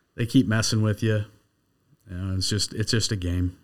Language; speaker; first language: English; native; English